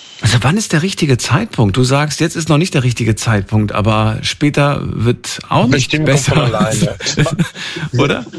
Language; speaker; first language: German; native; German